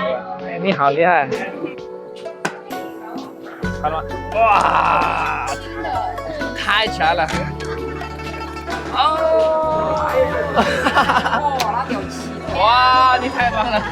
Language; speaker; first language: Chinese; non-native, learner; English